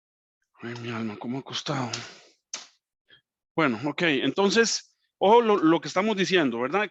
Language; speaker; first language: Spanish; native; Spanish